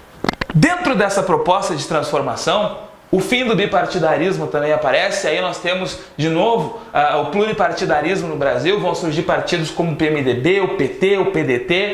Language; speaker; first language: Portuguese; native; Portuguese